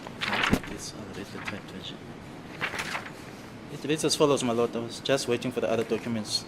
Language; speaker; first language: English; non-native, local second language; Zulu